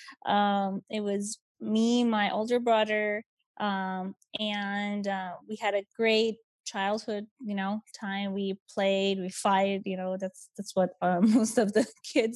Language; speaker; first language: English; non-native, fluent; Persian